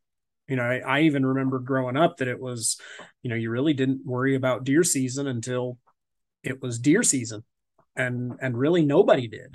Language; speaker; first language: English; native; English